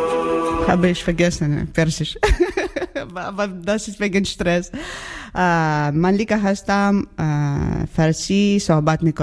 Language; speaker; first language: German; non-native, learner; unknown